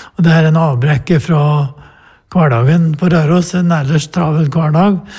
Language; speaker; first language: Norwegian; native; Norwegian